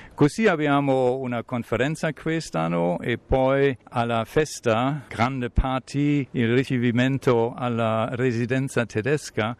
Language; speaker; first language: Italian; non-native, fluent; German